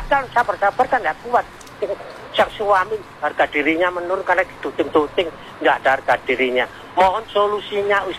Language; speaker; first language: Indonesian; non-native, local second language; Javanese